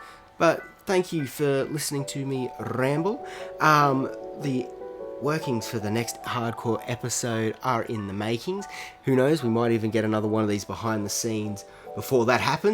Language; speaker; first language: English; native; English